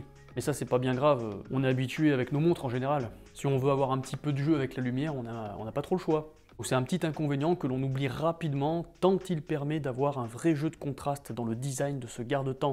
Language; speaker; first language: French; native; French